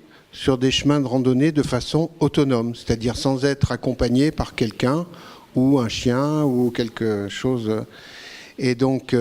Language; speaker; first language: French; native; French